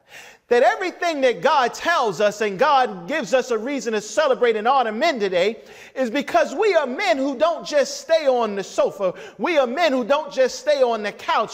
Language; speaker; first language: English; native; English